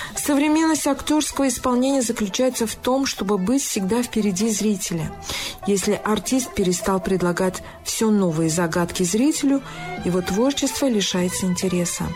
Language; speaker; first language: Russian; non-native, local second language; Tajik